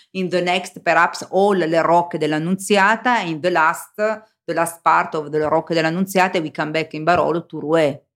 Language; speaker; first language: English; non-native, learner; Italian